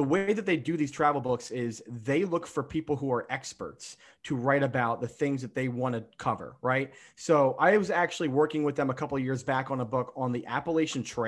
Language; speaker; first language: English; native; English